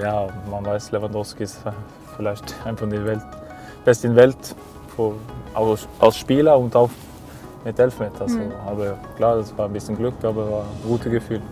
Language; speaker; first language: German; non-native, fluent; Norwegian